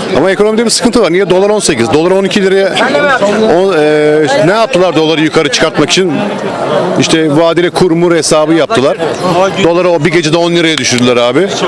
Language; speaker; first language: Turkish; native; Turkish